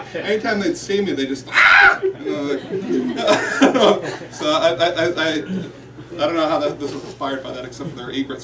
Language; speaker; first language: English; native; English